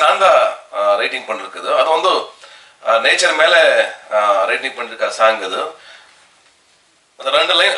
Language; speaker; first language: Tamil; non-native, learner; Kannada